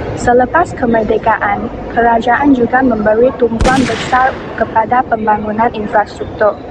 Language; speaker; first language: Malay; non-native, local second language; Chinese